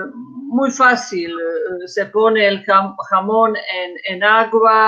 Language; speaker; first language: Spanish; non-native, fluent; Croatian